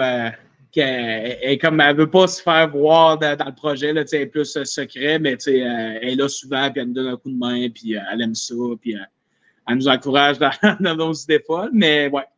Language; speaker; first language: French; native; French